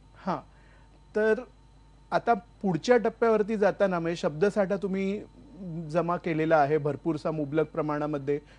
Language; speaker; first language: Marathi; native; Marathi